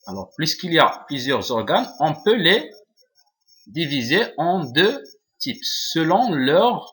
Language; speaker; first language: French; non-native, local second language; Arabic